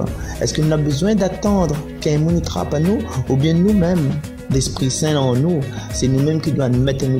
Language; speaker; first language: French; non-native, learner; Réunion Creole French